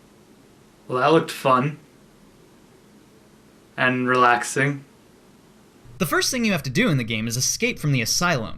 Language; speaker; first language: English; native; English